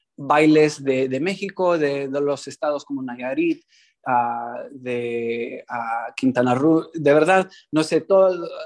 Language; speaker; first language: Spanish; early bilingual, heritage; Spanish